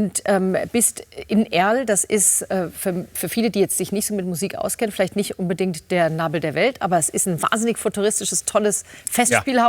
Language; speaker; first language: German; native; German